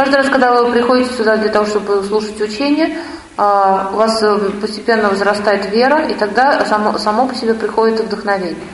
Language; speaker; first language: Russian; native; Russian